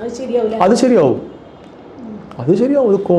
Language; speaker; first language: Malayalam; non-native, local second language; Tamil